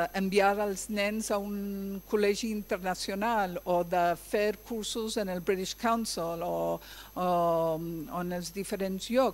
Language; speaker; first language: Catalan; non-native, fluent; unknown